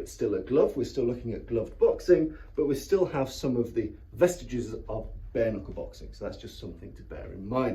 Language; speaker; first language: English; native; English